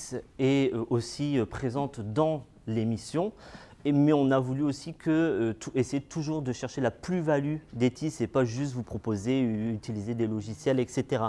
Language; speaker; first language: French; native; French